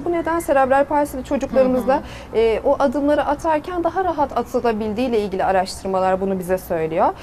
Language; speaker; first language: Turkish; native; Turkish